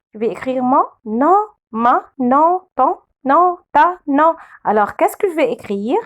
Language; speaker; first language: French; non-native, fluent; Arabic